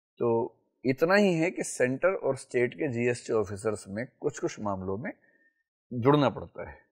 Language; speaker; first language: Hindi; native; Hindi